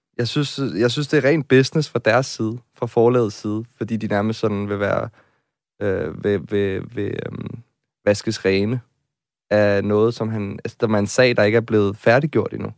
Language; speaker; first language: Danish; native; Danish